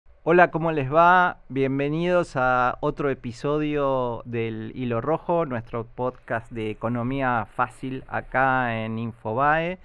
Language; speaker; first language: Spanish; native; Spanish